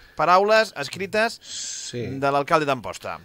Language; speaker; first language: Catalan; non-native, local second language; Spanish